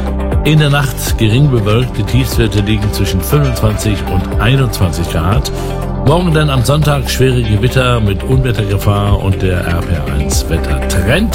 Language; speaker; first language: German; native; German